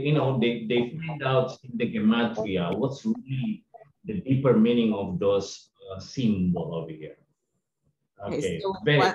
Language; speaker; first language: English; non-native, fluent; Indonesian